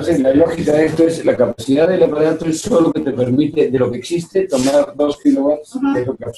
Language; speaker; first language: Spanish; native; Spanish